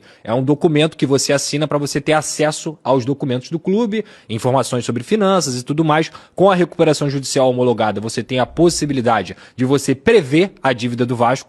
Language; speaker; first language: Portuguese; native; Portuguese